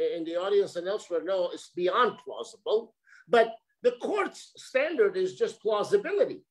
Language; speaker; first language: English; early bilingual, other home language; Armenian